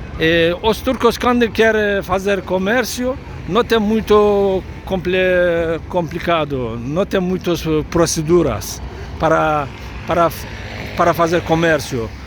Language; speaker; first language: Portuguese; non-native, learner; Turkish